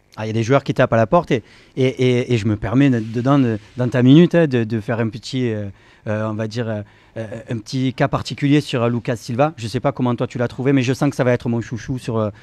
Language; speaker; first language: French; native; French